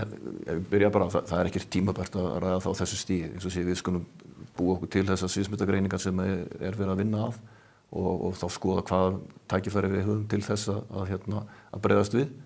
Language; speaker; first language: Icelandic; native; Icelandic